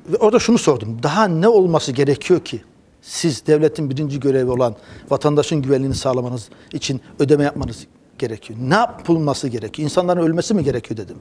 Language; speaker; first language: Turkish; early bilingual, heritage; Turkish